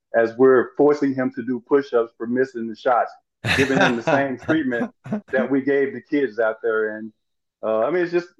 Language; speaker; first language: English; native; English